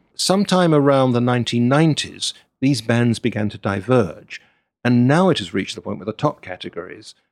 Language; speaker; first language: English; native; English